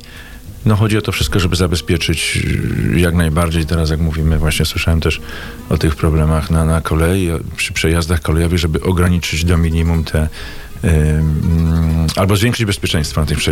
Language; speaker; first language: Polish; native; Polish